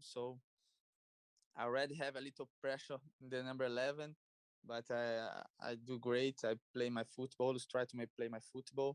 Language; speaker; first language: English; non-native, learner; Portuguese